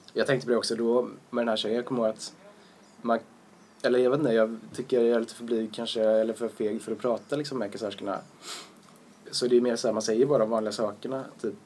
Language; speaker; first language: Swedish; native; Swedish